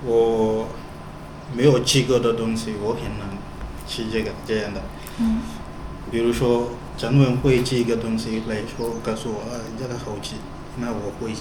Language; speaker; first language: Chinese; non-native, fluent; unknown